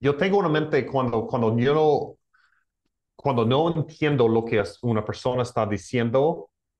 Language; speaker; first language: Spanish; non-native, learner; English